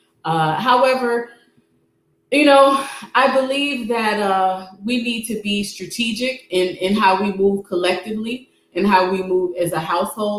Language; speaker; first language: English; native; English